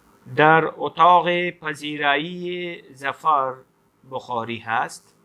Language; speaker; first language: Persian; non-native, fluent; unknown